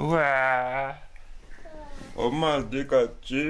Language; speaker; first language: Korean; early bilingual, heritage; Korean